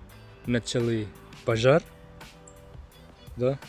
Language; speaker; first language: Russian; non-native, learner; Finnish